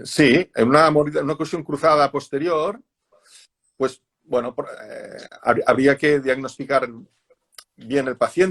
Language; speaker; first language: Spanish; native; Spanish